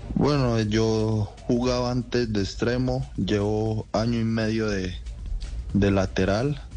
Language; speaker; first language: Spanish; native; Spanish